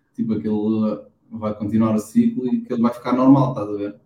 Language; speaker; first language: Portuguese; non-native, local second language; Kabuverdianu